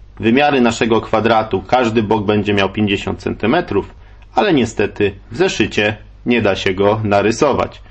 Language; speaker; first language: Polish; native; Polish